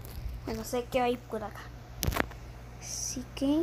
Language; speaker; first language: Spanish; native; Spanish